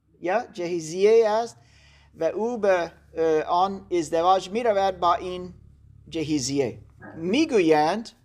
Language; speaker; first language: Persian; non-native, learner; German